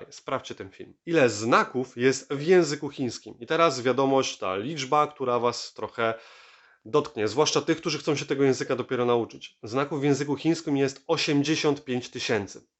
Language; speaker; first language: Polish; native; Polish